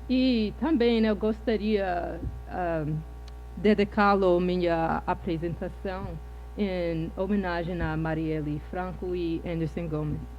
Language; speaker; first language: Portuguese; non-native, fluent; English